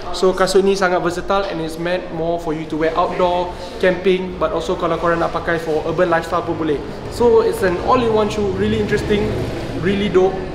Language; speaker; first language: English; non-native, local second language; Malay